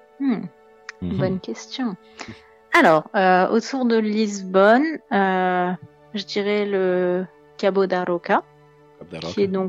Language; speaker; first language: French; non-native, local second language; Portuguese